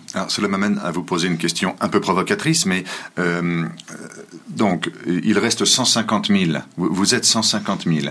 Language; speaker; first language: French; native; French